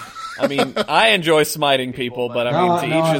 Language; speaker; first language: English; native; English